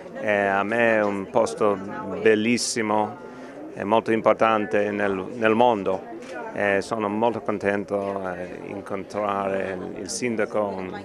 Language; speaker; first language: Italian; non-native, learner; English